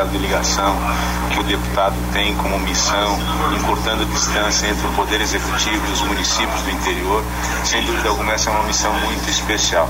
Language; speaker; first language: Portuguese; native; Portuguese